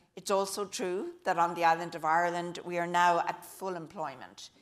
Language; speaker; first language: English; native; English